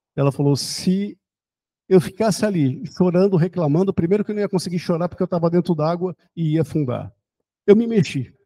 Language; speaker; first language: Portuguese; early bilingual, other home language; German